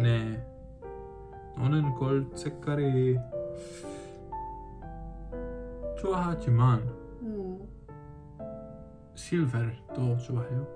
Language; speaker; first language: Korean; non-native, learner; Polish